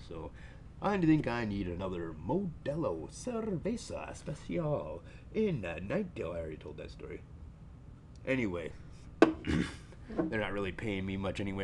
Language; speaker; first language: English; native; English